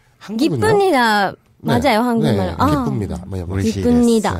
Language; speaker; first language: Korean; non-native, learner; Japanese